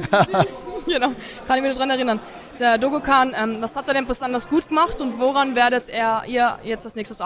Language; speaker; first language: German; native; German